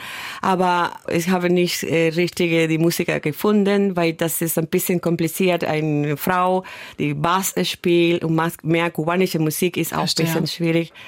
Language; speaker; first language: German; non-native, fluent; Spanish